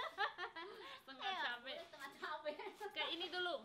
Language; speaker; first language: Indonesian; non-native, fluent; English